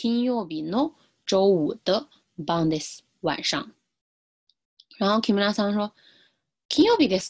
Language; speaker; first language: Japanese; non-native, fluent; Chinese